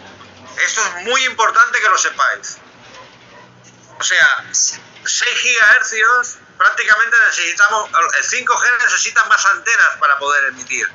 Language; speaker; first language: Spanish; native; Spanish